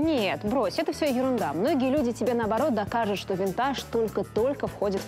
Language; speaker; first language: Russian; native; Russian